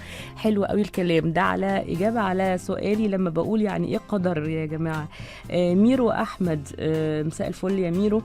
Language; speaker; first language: Arabic; native; Arabic